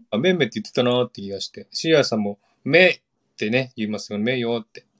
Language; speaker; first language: Japanese; non-native, fluent; Korean